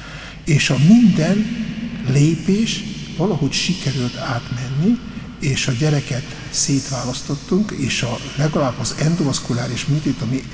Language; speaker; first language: Hungarian; non-native, fluent; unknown